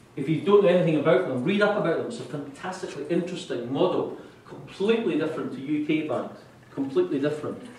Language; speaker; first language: English; native; English